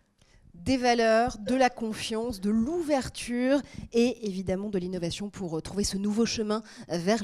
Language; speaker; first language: French; native; French